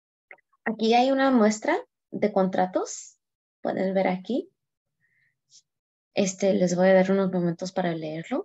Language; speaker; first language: Spanish; early bilingual, heritage; Spanish